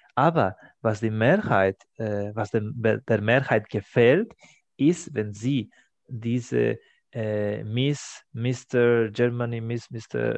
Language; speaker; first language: German; non-native, fluent; Spanish